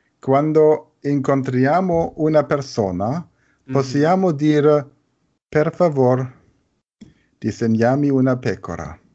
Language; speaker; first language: Italian; non-native, learner; German